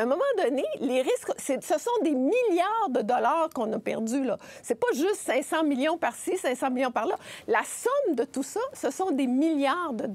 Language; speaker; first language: French; native; French